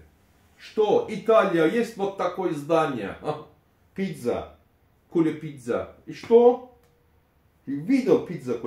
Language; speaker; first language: Russian; non-native, learner; Turkish